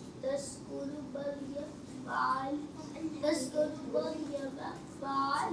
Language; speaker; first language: Arabic; non-native, learner; Urdu